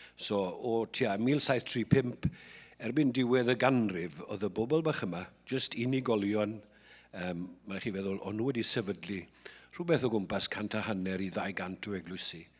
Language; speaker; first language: Welsh; native; Welsh